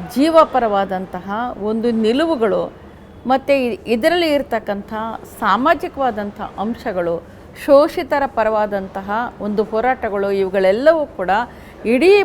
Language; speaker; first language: Kannada; non-native, local second language; Urdu